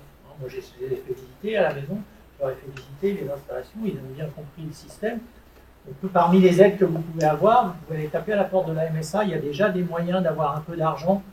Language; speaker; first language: French; native; French